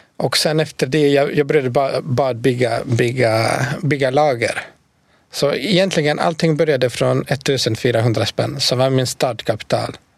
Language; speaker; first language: Swedish; non-native, fluent; Bosnian